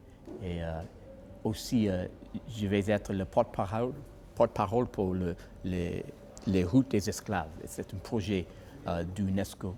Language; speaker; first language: French; non-native, learner; English